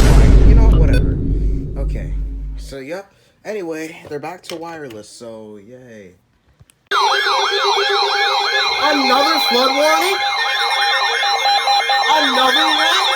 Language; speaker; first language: English; native; English